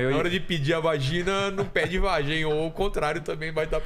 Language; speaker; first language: Portuguese; native; Portuguese